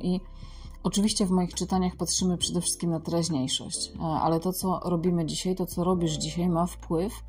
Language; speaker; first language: Polish; native; Polish